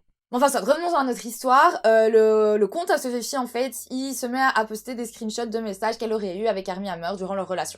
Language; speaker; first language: French; native; French